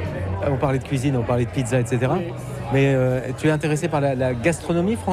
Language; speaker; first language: French; native; French